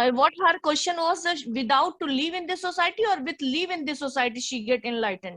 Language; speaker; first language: English; non-native, learner; Hindi